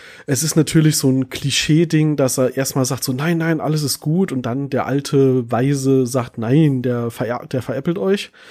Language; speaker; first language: German; native; German